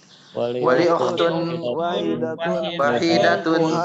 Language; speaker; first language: Arabic; non-native, learner; Indonesian